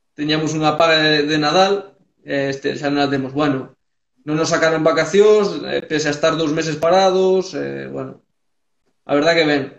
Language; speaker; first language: Galician; early bilingual, heritage; Galician